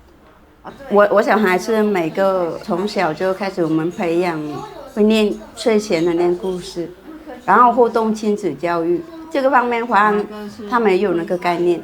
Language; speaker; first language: Chinese; non-native, fluent; Vietnamese